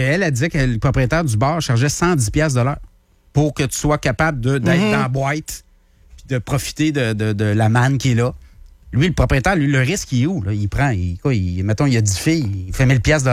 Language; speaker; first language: French; native; French